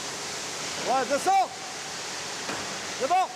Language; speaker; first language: French; native; French